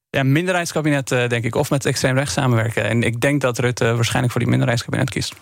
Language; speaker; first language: Dutch; non-native, fluent; Persian